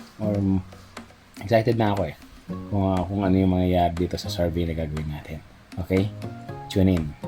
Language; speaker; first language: Filipino; non-native, local second language; Pampanga